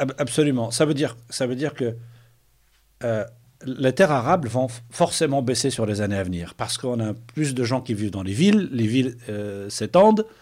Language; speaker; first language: French; non-native, local second language; Arabic